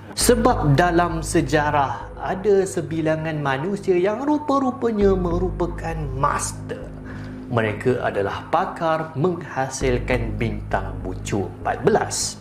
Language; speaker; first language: Malay; native; Malay